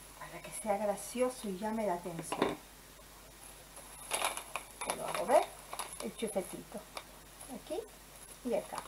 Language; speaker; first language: Spanish; native; Spanish